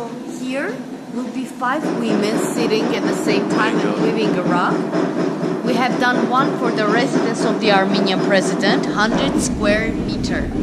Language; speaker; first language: English; non-native, fluent; Armenian